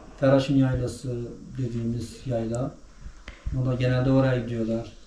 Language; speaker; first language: Turkish; non-native, local second language; Kurdish